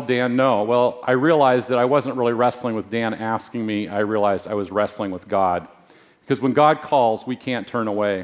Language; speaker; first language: English; native; English